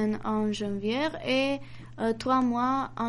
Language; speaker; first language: French; non-native, learner; Macedonian